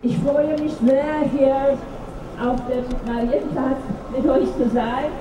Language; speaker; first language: German; non-native, learner; English